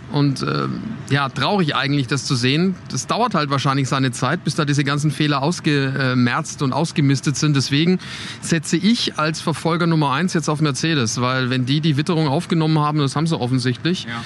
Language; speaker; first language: German; native; German